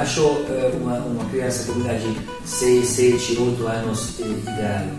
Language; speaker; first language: Portuguese; non-native, learner; Hungarian